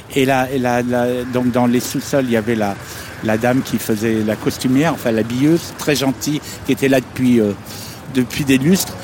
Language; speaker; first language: French; native; French